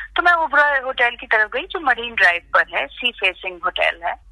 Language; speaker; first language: Hindi; native; Hindi